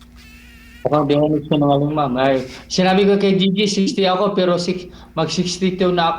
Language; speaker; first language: Filipino; non-native, local second language; Cebuano